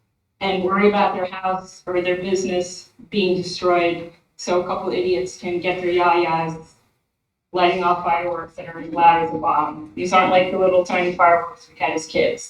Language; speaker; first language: English; native; English